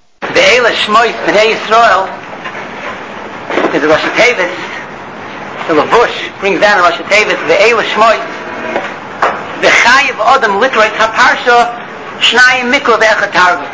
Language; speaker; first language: English; native; English